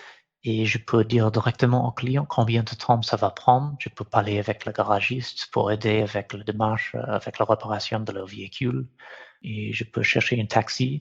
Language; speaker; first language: French; non-native, fluent; English